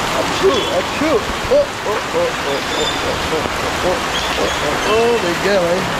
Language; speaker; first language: Hindi; non-native, local second language; Nepali